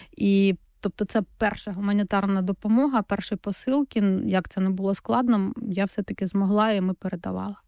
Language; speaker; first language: Ukrainian; native; Ukrainian